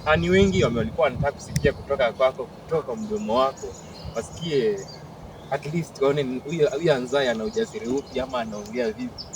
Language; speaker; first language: Swahili; non-native, local second language; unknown